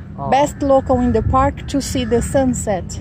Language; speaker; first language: English; non-native, learner; Portuguese